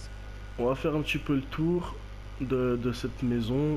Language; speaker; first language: French; native; French